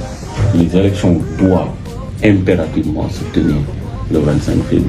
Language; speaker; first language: French; non-native, local second language; Wolof